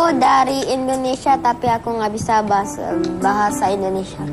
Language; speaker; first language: Indonesian; non-native, learner; English